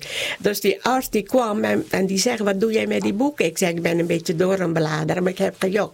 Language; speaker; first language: Dutch; non-native, local second language; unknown